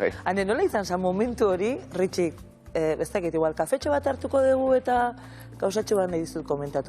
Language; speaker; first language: Basque; native; Basque